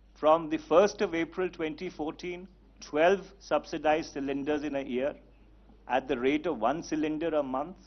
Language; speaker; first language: English; non-native, local second language; Hindi